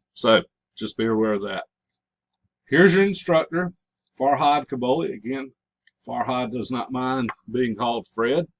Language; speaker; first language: English; native; English